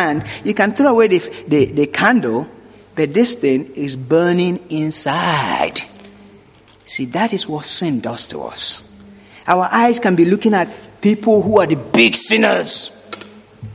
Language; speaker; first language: English; non-native, local second language; Yoruba